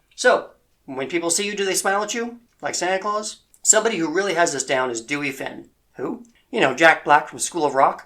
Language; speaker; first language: English; native; English